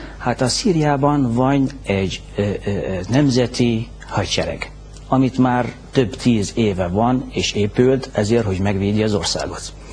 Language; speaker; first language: Hungarian; non-native, fluent; Arabic